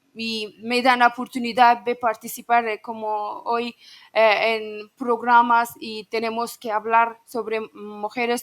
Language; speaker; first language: Spanish; non-native, learner; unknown